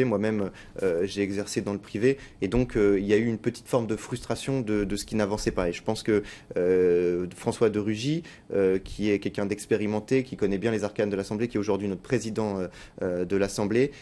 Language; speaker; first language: French; native; French